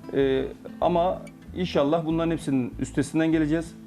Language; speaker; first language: Turkish; native; Turkish